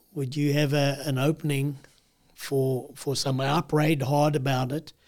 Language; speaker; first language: English; native; English